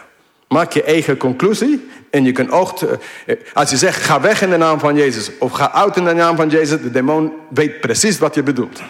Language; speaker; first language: Dutch; non-native, fluent; English